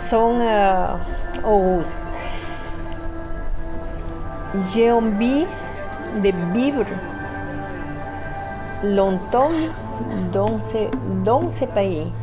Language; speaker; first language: French; non-native, learner; Spanish